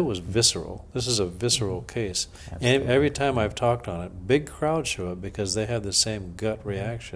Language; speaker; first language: English; native; English